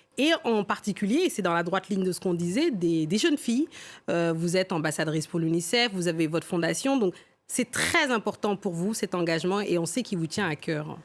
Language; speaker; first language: French; native; French